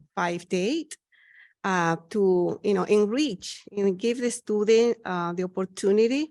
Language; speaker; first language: English; non-native, learner; Spanish